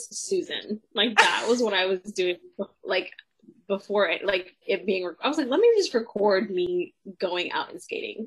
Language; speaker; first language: English; native; English